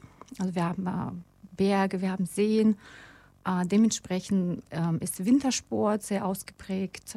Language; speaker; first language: German; non-native, fluent; Russian